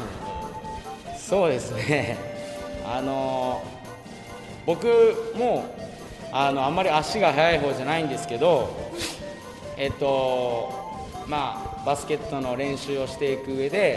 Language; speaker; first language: Japanese; native; Japanese